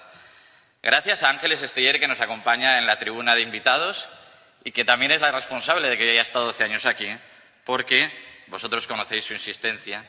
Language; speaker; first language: Spanish; native; Spanish